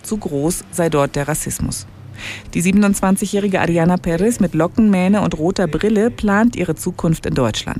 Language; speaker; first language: German; native; German